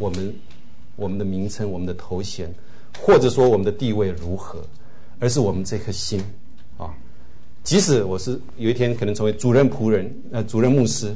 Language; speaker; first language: Chinese; native; Chinese